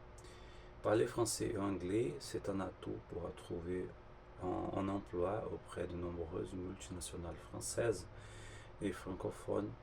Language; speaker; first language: French; non-native, fluent; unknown